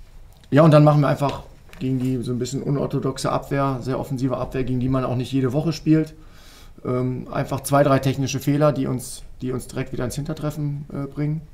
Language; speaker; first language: German; native; German